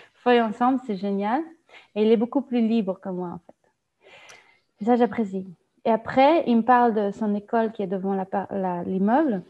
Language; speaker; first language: French; non-native, fluent; Hebrew